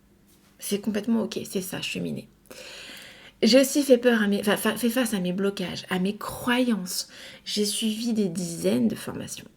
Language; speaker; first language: French; native; French